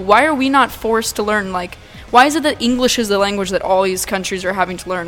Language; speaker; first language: English; early bilingual, other home language; Russian